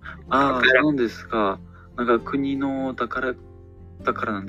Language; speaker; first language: Japanese; non-native, learner; Ukrainian